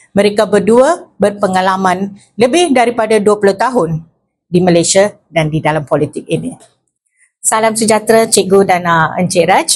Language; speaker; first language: Malay; non-native, local second language; Tamil